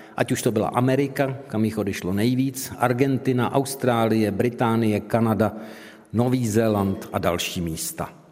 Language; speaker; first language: Czech; native; Czech